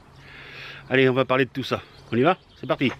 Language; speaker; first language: French; native; French